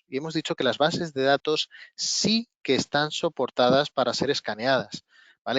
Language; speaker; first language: Spanish; native; Spanish